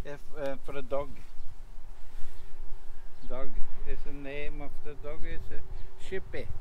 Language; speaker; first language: English; non-native, learner; Norwegian